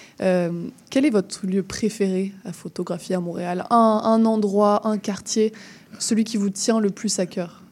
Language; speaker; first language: French; native; French